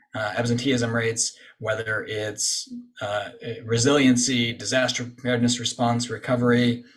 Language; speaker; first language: English; native; English